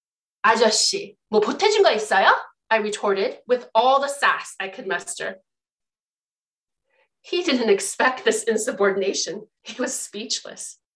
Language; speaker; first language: English; early bilingual, other home language; Chinese